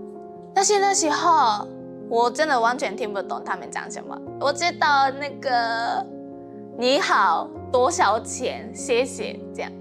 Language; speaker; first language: Chinese; non-native, learner; Japanese